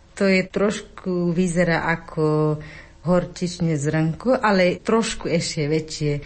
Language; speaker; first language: Slovak; non-native, learner; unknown